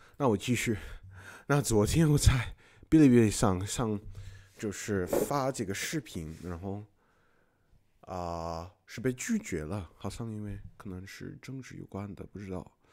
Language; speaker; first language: Chinese; non-native, fluent; English